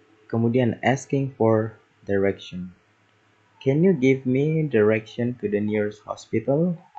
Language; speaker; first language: English; non-native, fluent; Indonesian